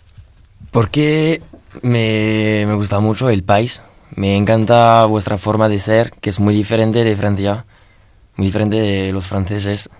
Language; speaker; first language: Spanish; non-native, learner; French